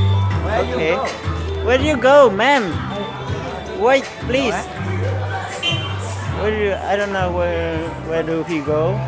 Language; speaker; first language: English; non-native, learner; Hmong